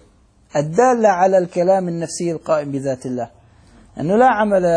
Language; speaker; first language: Arabic; native; Arabic